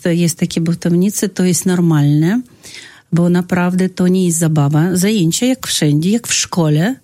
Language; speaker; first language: Polish; non-native, fluent; Russian